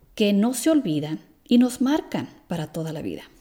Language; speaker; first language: Spanish; early bilingual, heritage; Spanish